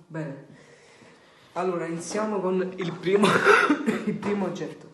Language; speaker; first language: Italian; native; Italian